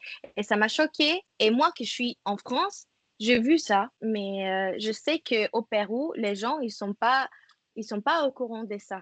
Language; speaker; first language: French; non-native, fluent; Spanish